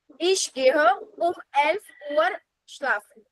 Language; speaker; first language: German; non-native, fluent; Hindi